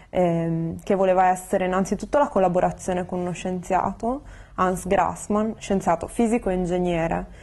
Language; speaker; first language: Italian; native; Italian